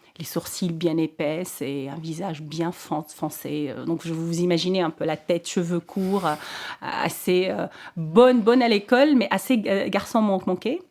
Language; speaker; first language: French; non-native, local second language; Arabic